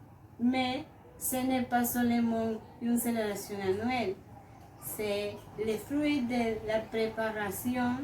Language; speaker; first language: French; non-native, learner; Spanish